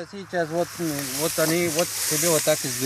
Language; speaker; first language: Russian; non-native, learner; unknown